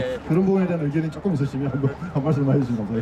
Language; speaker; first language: Korean; native; Korean